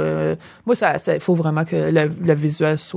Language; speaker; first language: French; native; French